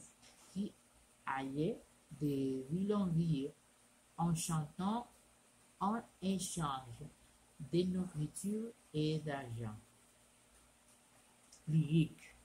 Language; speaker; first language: French; non-native, learner; Spanish